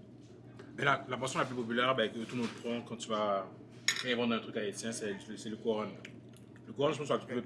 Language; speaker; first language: French; native; French